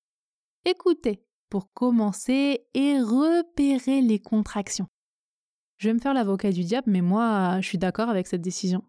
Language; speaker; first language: French; native; French